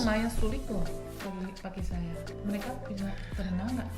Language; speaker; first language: Indonesian; non-native, fluent; Chinese